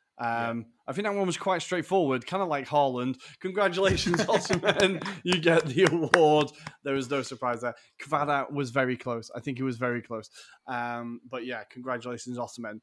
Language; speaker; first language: English; native; English